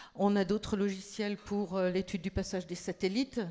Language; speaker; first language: French; native; French